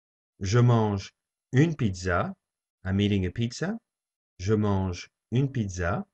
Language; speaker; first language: French; non-native, fluent; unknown